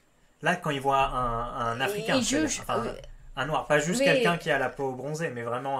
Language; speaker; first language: French; native; French